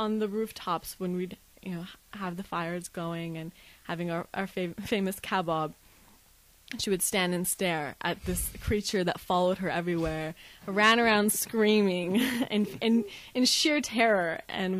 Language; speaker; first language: English; native; English